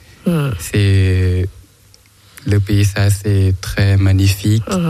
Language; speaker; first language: French; non-native, learner; Thai